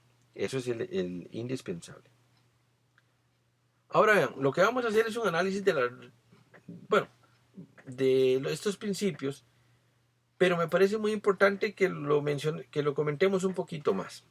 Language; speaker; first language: Spanish; native; Spanish